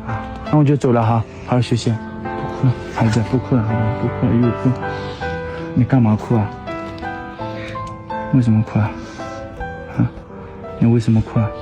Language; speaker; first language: Chinese; native; Chinese